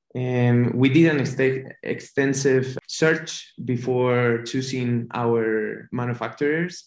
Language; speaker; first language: English; non-native, fluent; Spanish